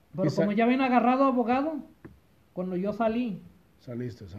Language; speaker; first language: Spanish; early bilingual, heritage; Spanish